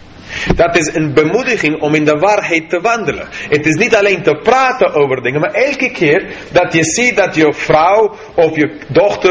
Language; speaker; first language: Dutch; non-native, fluent; English